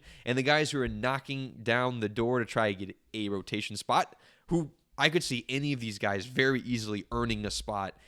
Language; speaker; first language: English; native; English